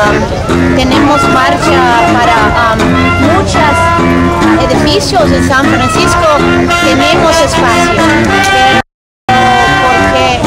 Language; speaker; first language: Spanish; non-native, learner; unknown